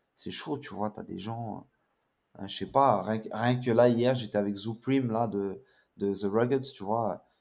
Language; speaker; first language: French; native; French